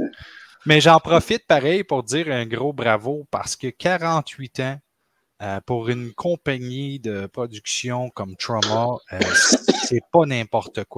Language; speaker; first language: French; native; French